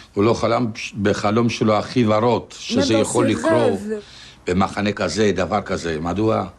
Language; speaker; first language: Hebrew; non-native, fluent; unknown